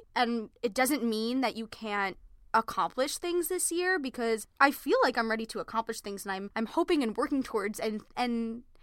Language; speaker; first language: English; native; English